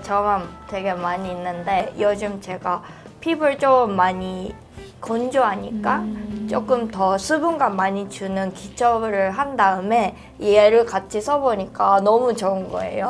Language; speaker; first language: Korean; non-native, fluent; Japanese